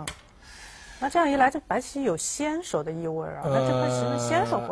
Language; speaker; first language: Chinese; native; Chinese